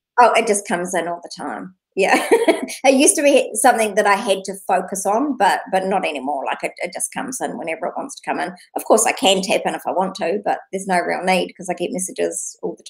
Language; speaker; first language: English; native; English